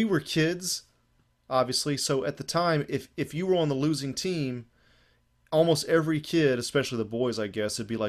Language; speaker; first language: English; native; English